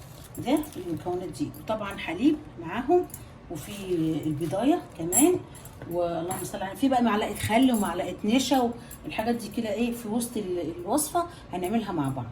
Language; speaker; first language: Arabic; native; Arabic